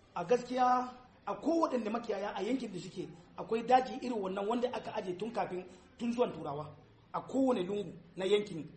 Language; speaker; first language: Hausa; non-native, local second language; Fula